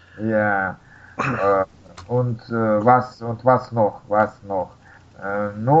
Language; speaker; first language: German; non-native, fluent; Russian